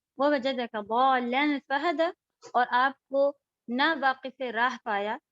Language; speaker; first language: Urdu; native; Urdu